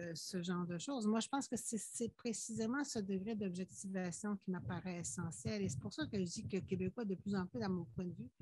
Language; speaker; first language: French; native; French